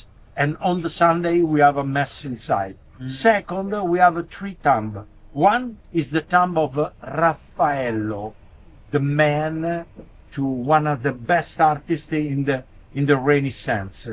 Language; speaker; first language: English; non-native, learner; Italian